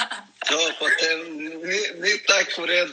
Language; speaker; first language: Slovenian; non-native, learner; Portuguese